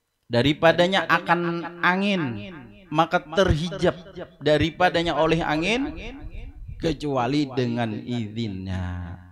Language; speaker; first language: Indonesian; non-native, local second language; Banjar